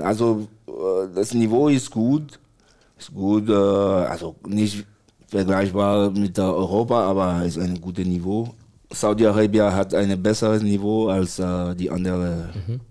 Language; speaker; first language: German; non-native, fluent; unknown